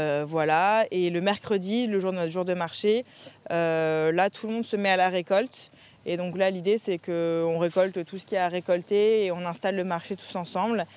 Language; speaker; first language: French; native; French